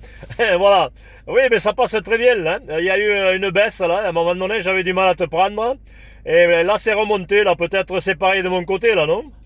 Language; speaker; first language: French; native; French